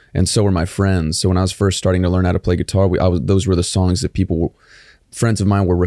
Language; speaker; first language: English; native; English